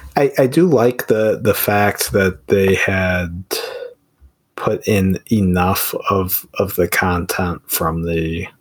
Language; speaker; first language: English; native; English